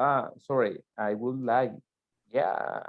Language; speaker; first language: English; non-native, learner; Spanish